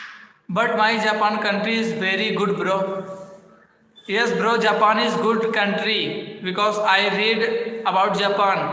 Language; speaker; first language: English; non-native, learner; Hindi